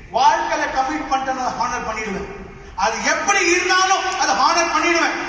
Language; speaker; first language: Tamil; non-native, local second language; Gujarati